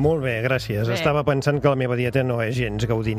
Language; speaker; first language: Catalan; native; Catalan